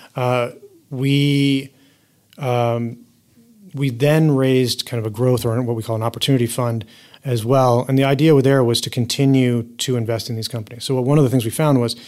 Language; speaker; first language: English; native; English